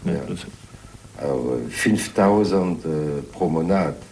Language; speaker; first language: German; non-native, fluent; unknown